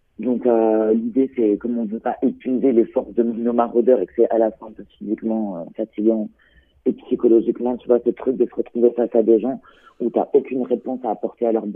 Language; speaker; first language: French; native; French